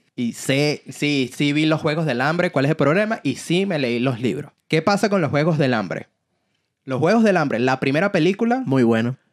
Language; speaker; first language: Spanish; native; Spanish